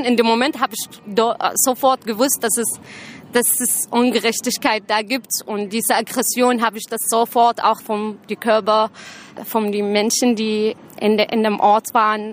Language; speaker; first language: German; non-native, learner; Arabic